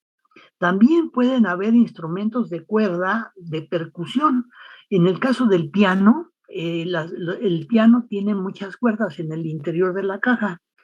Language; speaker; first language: Spanish; native; Spanish